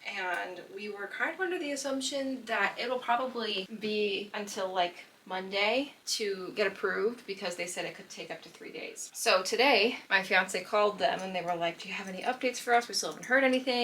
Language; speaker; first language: English; native; English